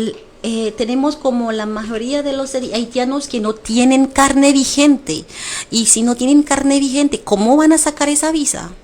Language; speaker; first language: Spanish; non-native, fluent; Haitian Creole